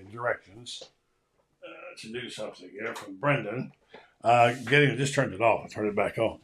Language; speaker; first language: English; native; English